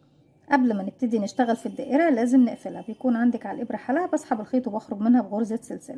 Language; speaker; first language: Arabic; native; Arabic